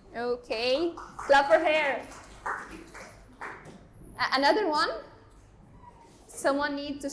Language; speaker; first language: English; non-native, learner; Arabic